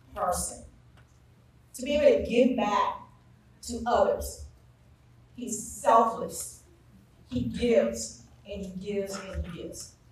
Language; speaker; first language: English; native; English